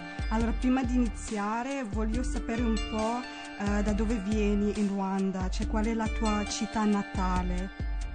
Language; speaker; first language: Italian; non-native, fluent; English